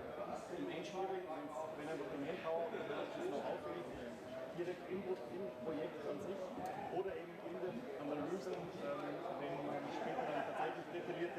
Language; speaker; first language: German; native; German